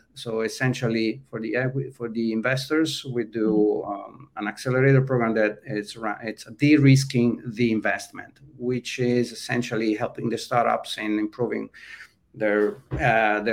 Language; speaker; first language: English; non-native, fluent; Italian